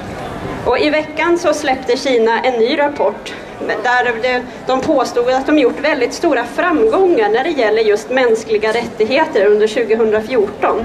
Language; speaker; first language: Swedish; native; Swedish